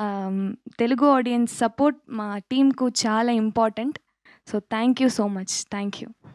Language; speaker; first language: Telugu; non-native, learner; Tamil